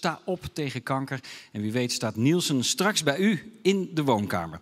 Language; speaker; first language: Dutch; native; Dutch